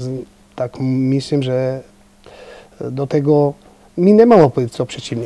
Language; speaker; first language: Polish; non-native, fluent; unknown